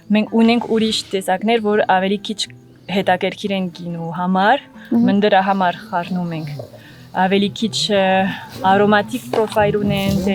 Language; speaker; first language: Armenian; early bilingual, heritage; Armenian